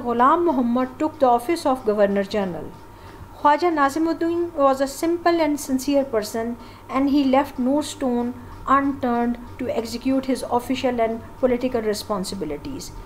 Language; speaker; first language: English; non-native, local second language; Hindi